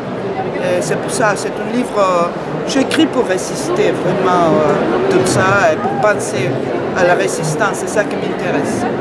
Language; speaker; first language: French; non-native, fluent; Spanish